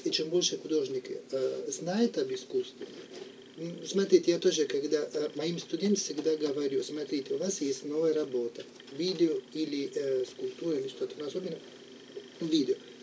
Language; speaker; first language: Russian; non-native, fluent; Italian